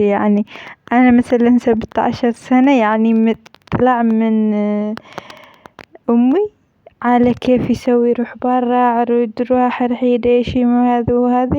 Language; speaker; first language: Arabic; non-native, learner; Amharic